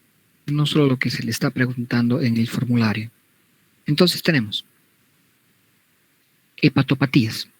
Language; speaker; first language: Spanish; native; Spanish